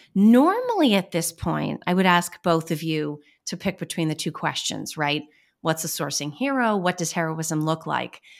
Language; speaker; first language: English; native; English